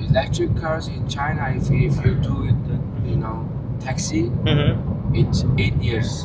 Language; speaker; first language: English; non-native, fluent; Chinese